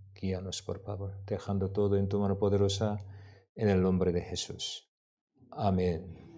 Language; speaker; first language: Spanish; non-native, learner; Korean